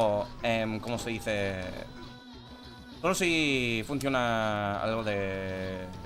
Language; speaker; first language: Spanish; non-native, fluent; English